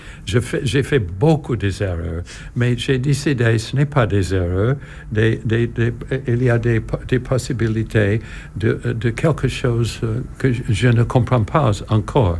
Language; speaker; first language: French; non-native, learner; English